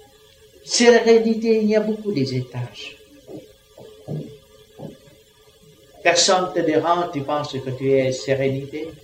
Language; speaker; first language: French; non-native, learner; Vietnamese